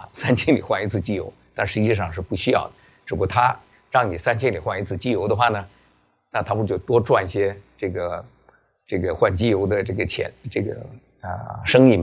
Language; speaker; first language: Chinese; native; Chinese